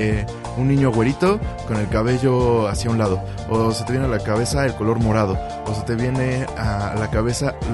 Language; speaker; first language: Spanish; native; Spanish